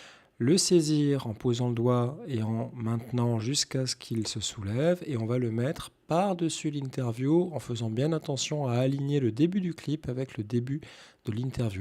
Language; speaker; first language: French; native; French